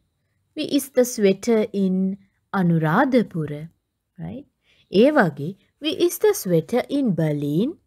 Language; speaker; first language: German; non-native, learner; Sinhala